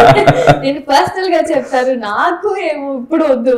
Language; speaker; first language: Telugu; non-native, learner; Tamil